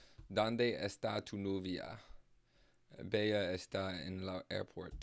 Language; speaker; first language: Spanish; non-native, learner; English